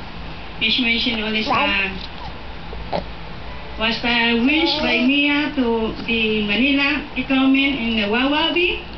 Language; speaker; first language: German; non-native, learner; Filipino